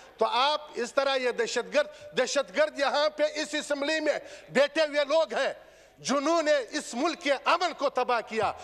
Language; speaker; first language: Urdu; non-native, local second language; Pashto